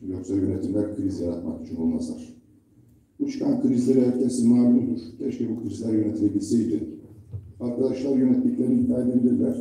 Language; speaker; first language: Turkish; native; Turkish